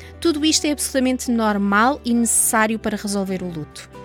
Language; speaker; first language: Portuguese; native; Portuguese